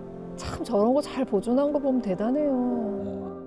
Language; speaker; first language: Korean; native; Korean